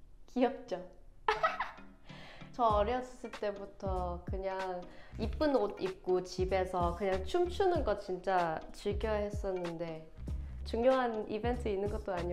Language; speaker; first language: Korean; non-native, fluent; Thai